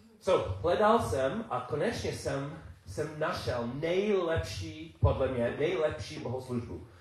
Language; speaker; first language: Czech; non-native, learner; English